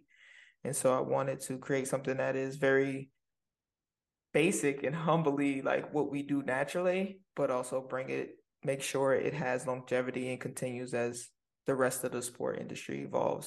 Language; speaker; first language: English; native; English